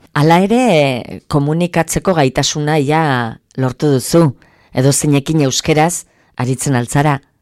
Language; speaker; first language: Basque; native; Basque